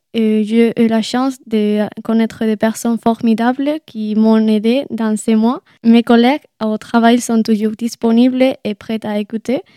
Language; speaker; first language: French; non-native, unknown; Spanish